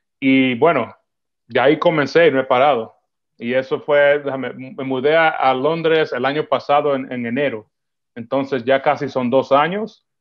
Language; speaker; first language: Spanish; early bilingual, heritage; Spanish